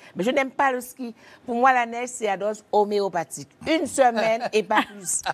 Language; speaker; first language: French; native; French